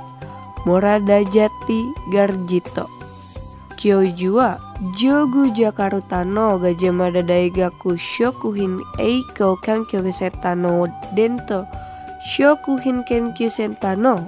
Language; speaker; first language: Japanese; non-native, fluent; Indonesian